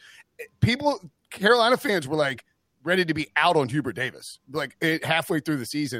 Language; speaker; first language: English; native; English